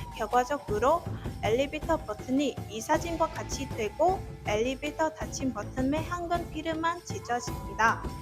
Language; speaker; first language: Korean; non-native, learner; Vietnamese